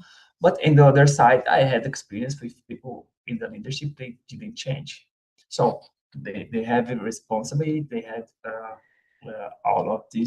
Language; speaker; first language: English; non-native, fluent; Portuguese